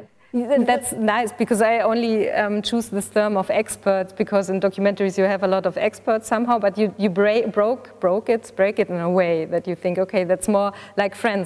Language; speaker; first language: English; non-native, fluent; German